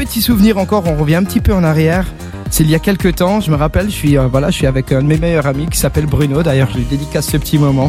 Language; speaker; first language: French; native; French